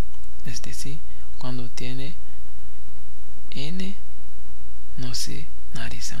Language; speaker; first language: Spanish; non-native, fluent; Haitian Creole